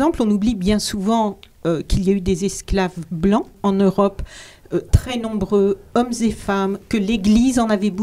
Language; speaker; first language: French; native; French